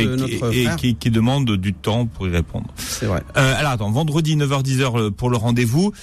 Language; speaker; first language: French; native; French